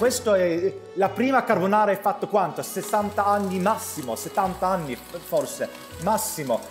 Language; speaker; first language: Italian; non-native, learner; Swedish